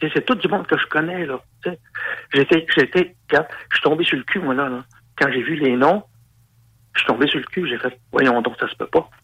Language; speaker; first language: French; native; French